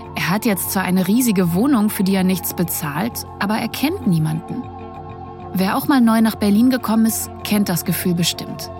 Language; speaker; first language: German; native; German